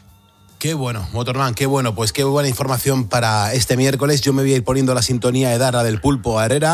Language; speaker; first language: Spanish; native; Spanish